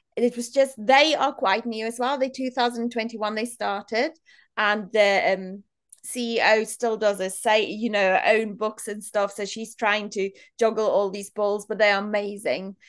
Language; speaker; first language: English; non-native, local second language; Afrikaans